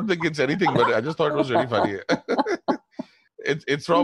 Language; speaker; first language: English; non-native, local second language; Hindi